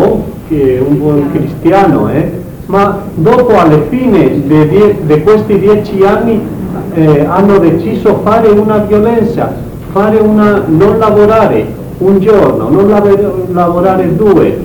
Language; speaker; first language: Italian; non-native, learner; Spanish